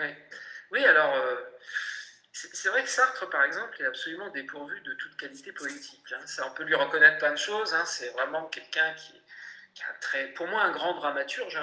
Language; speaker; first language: French; native; French